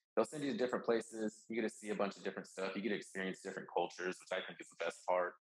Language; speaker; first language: English; native; English